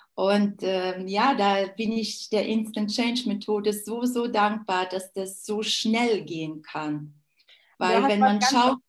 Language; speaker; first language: German; non-native, local second language; Luxembourgish